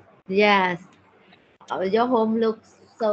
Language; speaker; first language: English; non-native, learner; Thai